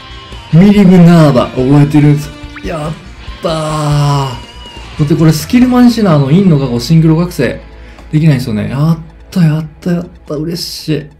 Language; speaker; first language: Japanese; native; Japanese